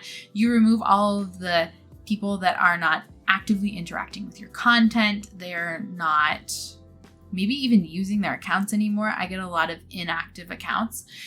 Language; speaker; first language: English; native; English